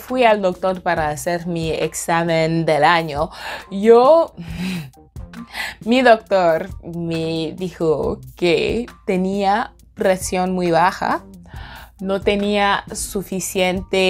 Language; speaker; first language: Spanish; non-native, fluent; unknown